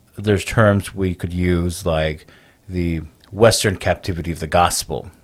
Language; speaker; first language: English; native; English